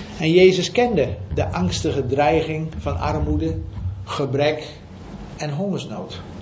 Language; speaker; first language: Dutch; native; Dutch